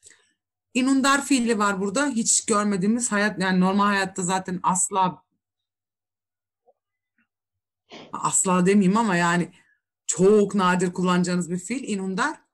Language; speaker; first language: Turkish; native; Turkish